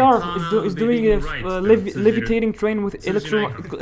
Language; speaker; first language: English; non-native, fluent; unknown